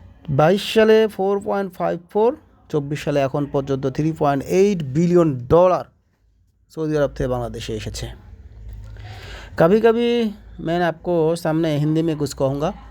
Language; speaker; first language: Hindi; non-native, learner; Bangla